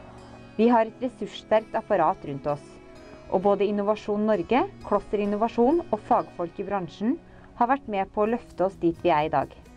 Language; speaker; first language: Norwegian; native; Norwegian